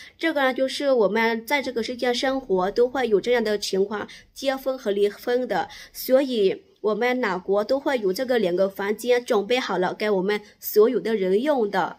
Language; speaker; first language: Chinese; non-native, fluent; Lao